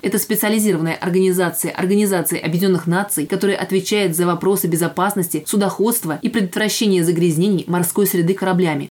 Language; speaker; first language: Russian; native; Russian